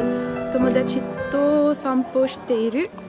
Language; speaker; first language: Japanese; non-native, learner; French